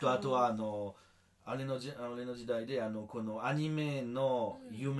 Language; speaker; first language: Japanese; non-native, learner; French